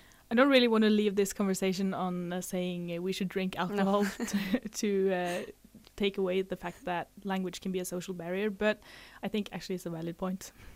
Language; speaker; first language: English; non-native, fluent; Norwegian